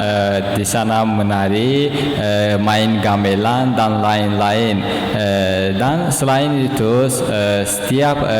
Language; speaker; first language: Indonesian; non-native, learner; Azerbaijani